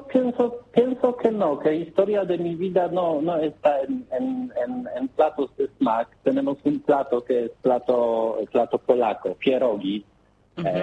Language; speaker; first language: Spanish; non-native, learner; Polish